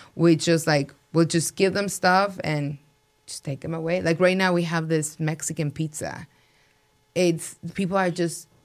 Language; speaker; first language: English; non-native, fluent; Spanish